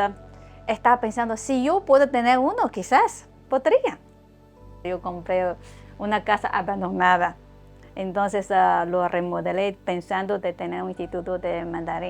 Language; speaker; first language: Spanish; non-native, fluent; Chinese